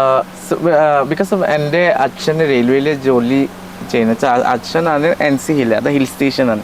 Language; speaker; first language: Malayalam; non-native, learner; Assamese